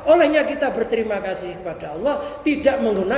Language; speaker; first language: Indonesian; native; Indonesian